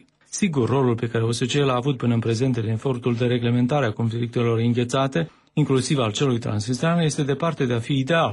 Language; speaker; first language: Romanian; native; Romanian